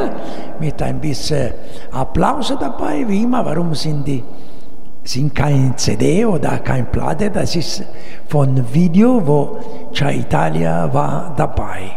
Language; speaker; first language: German; non-native, fluent; Italian